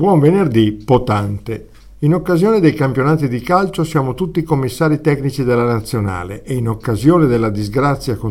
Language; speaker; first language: Italian; native; Italian